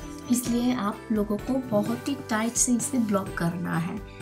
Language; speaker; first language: Hindi; non-native, local second language; Bangla